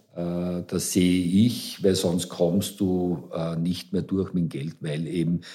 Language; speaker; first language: German; native; German